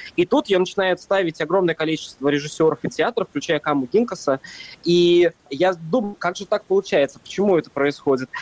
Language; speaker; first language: Russian; native; Russian